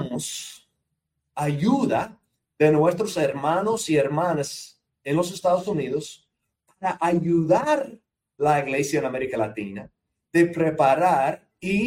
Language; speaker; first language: Spanish; non-native, fluent; English